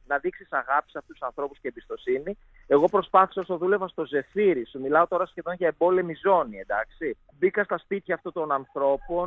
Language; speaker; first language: Greek; native; Greek